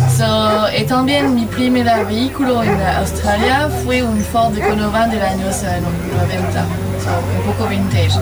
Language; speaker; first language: Spanish; non-native, learner; French